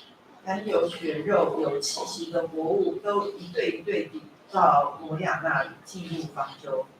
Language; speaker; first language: Chinese; native; Chinese